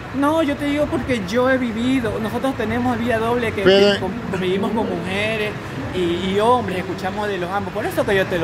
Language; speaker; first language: Spanish; native; Spanish